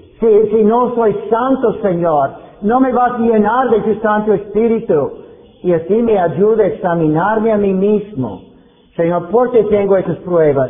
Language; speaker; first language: Spanish; non-native, fluent; English